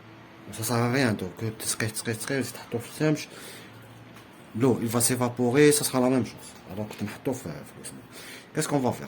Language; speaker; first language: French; non-native, local second language; Arabic